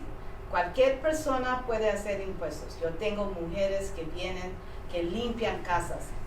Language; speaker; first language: Spanish; early bilingual, heritage; Spanish